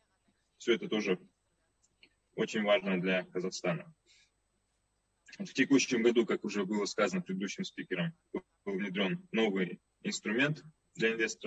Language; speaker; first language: Russian; native; Russian